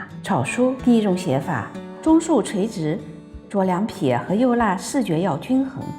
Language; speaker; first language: Chinese; native; Chinese